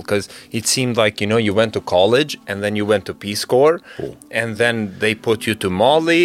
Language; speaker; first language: English; non-native, fluent; Albanian